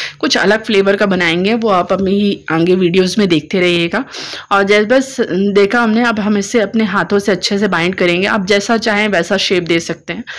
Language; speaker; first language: Hindi; native; Hindi